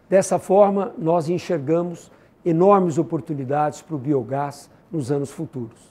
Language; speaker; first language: Portuguese; native; Portuguese